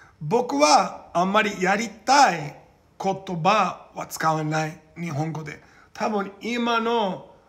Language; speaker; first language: Japanese; non-native, learner; Portuguese